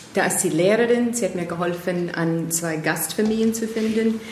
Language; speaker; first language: German; non-native, fluent; English